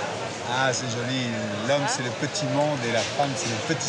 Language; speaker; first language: French; native; French